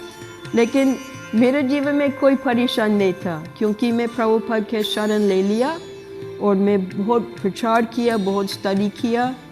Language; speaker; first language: Hindi; non-native, learner; English